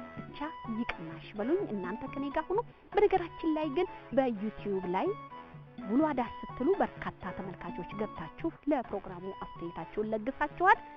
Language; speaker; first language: Amharic; native; Amharic